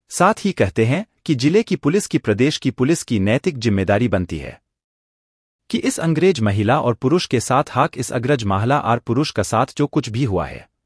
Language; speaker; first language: Hindi; native; Hindi